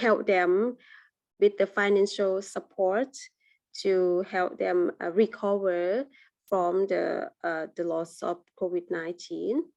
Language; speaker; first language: English; non-native, learner; Thai